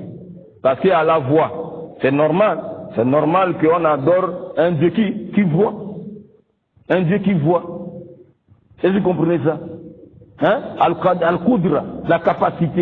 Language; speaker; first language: French; non-native, local second language; Lingala